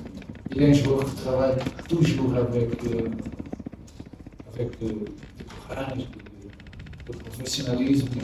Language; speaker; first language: French; non-native, learner; Portuguese